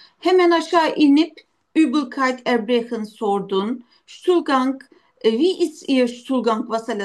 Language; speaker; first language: German; non-native, learner; Turkish